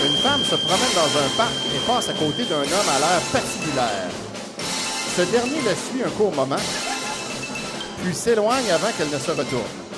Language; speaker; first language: French; native; French